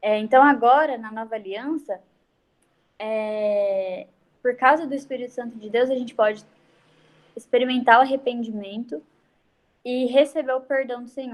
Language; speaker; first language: Portuguese; native; Portuguese